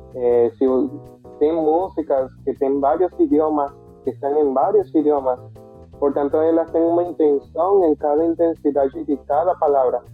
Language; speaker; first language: Portuguese; non-native, fluent; Spanish